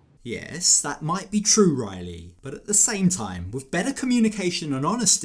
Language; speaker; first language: English; native; English